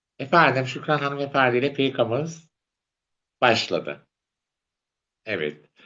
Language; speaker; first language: Turkish; native; Turkish